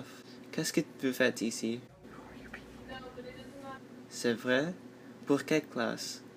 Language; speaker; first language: French; non-native, learner; English